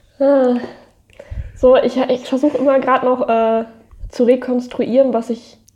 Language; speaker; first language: German; native; German